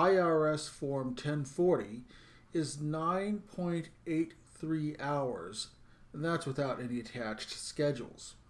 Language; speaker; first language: English; native; English